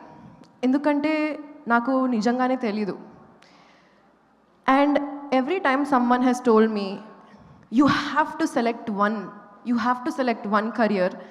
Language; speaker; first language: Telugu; non-native, local second language; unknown